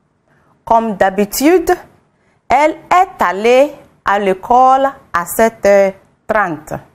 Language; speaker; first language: French; non-native, fluent; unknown